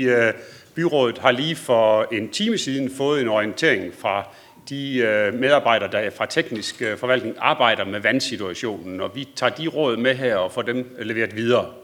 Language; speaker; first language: Danish; native; Danish